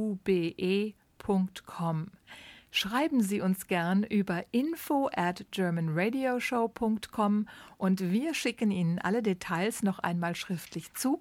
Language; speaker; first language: German; native; German